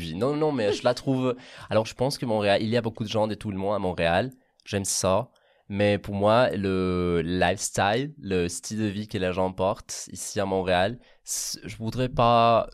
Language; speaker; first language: French; non-native, fluent; Catalan